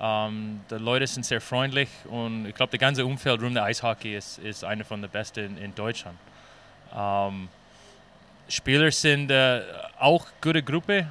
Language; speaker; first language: German; non-native, fluent; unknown